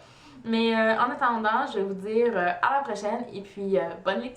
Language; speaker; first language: French; native; French